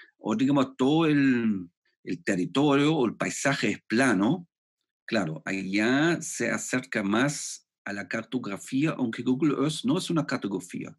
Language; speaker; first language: Spanish; non-native, fluent; German